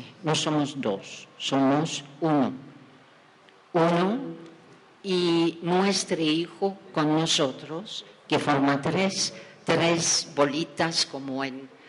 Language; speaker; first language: Spanish; non-native, fluent; French